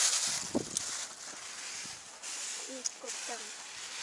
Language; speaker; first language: Japanese; non-native, learner; Vietnamese